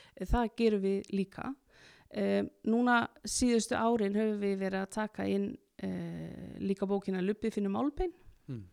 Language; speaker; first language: Icelandic; native; Icelandic